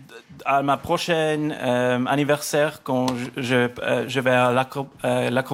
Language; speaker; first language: French; non-native, local second language; German